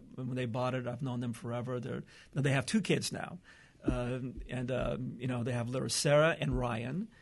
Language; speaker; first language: English; early bilingual, other home language; Portuguese